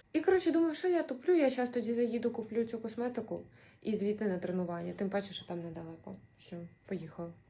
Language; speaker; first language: Ukrainian; native; Ukrainian